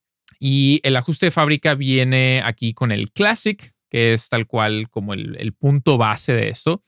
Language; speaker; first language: Spanish; native; Spanish